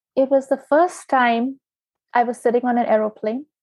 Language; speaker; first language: English; non-native, local second language; Hindi